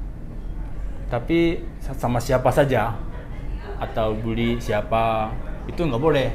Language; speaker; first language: Indonesian; non-native, fluent; Japanese